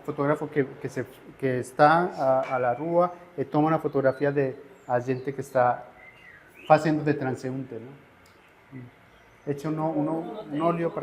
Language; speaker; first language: Portuguese; non-native, fluent; Spanish